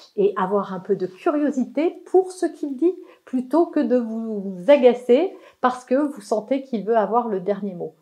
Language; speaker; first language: French; native; French